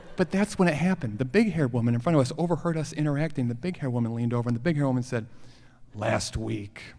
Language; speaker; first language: English; native; English